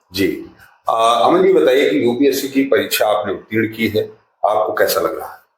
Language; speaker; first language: Hindi; native; Hindi